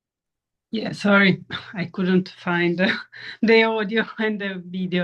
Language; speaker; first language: English; non-native, fluent; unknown